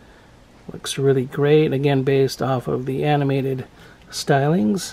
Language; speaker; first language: English; native; English